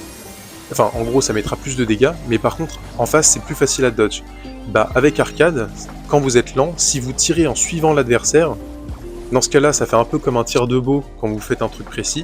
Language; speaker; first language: French; native; French